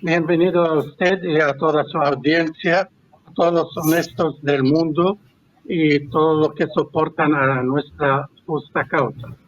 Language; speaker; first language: Spanish; non-native, fluent; Arabic